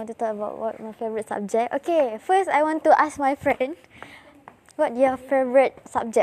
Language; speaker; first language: English; non-native, learner; Malay